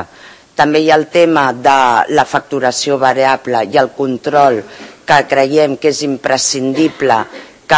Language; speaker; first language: Catalan; native; Catalan